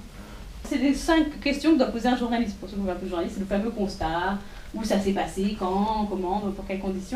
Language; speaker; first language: French; native; French